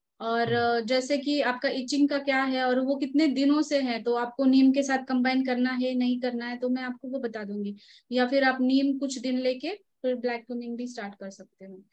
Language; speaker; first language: Hindi; non-native, local second language; Marathi